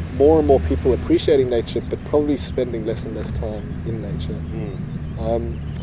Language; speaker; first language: English; native; English